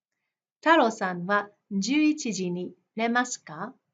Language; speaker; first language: Japanese; non-native, fluent; English